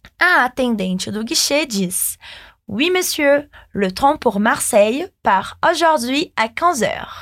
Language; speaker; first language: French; non-native, fluent; Portuguese